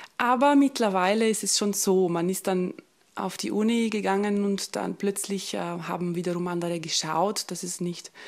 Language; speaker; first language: German; non-native, local second language; Ladin